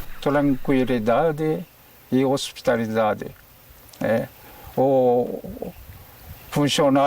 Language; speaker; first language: Portuguese; non-native, fluent; Japanese